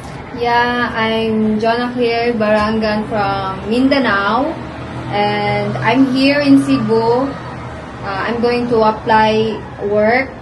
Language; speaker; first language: English; non-native, learner; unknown